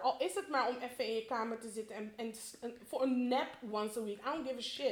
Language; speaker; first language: Dutch; early bilingual, heritage; Dutch